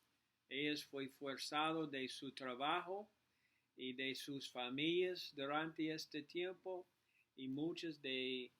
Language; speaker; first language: Spanish; non-native, learner; English